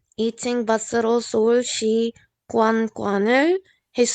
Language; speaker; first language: Korean; non-native, learner; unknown